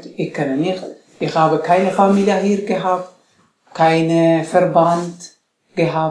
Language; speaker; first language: German; non-native, learner; Tigrinya